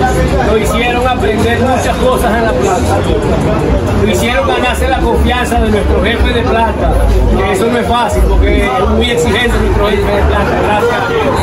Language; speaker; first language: Spanish; native; Spanish